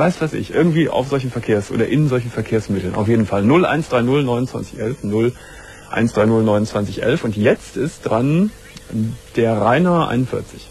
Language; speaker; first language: German; native; German